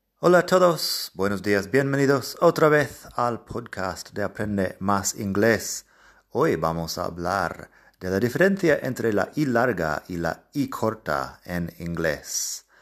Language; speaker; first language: Spanish; non-native, fluent; English